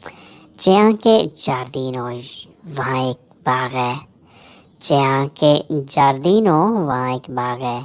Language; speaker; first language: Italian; non-native, learner; Urdu